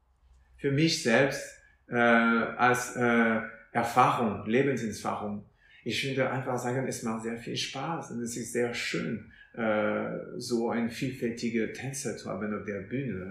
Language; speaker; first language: German; non-native, fluent; French